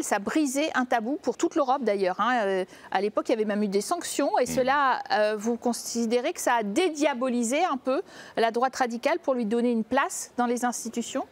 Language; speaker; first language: French; native; French